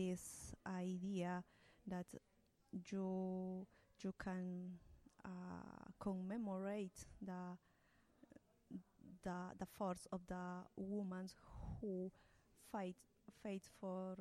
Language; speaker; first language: English; non-native, learner; Spanish